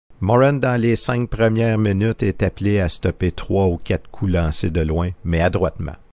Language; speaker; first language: French; native; French